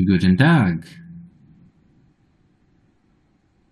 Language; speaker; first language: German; non-native, fluent; Bangla